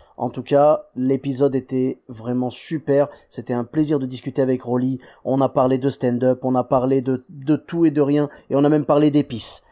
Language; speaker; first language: French; early bilingual, other home language; Arabic